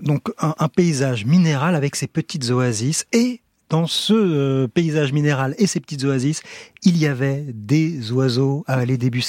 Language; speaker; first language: French; native; French